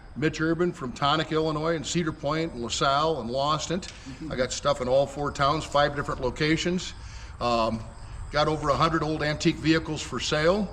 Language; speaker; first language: English; native; English